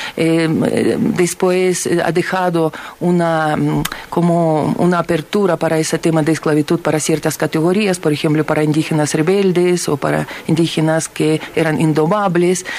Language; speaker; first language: Spanish; non-native, fluent; Russian